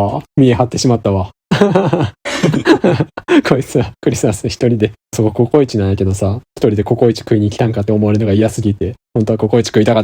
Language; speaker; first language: Japanese; native; Japanese